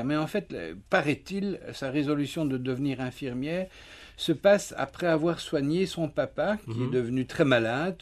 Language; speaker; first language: French; native; French